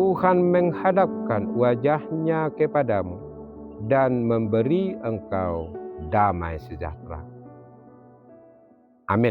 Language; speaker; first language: Indonesian; native; Indonesian